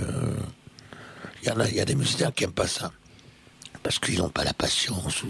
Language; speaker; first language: French; native; French